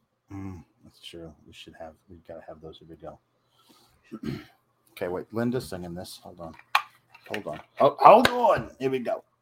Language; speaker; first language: English; native; English